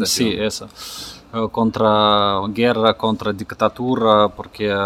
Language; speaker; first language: Spanish; non-native, learner; Russian